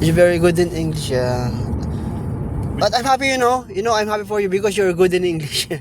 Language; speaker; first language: English; non-native, local second language; Filipino